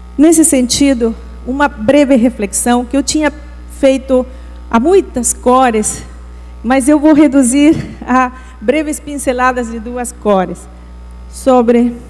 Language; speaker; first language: Portuguese; non-native, fluent; Spanish